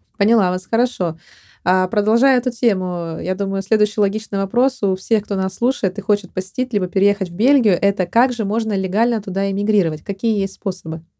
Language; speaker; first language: Russian; native; Russian